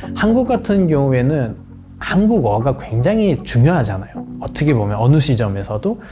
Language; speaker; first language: Korean; non-native, fluent; Nepali